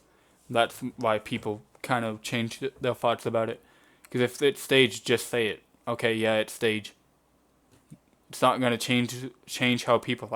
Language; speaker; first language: English; native; English